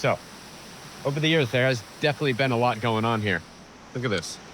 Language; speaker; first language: English; native; English